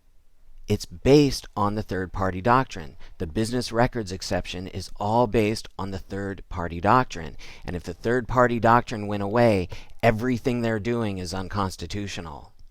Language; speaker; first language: English; native; English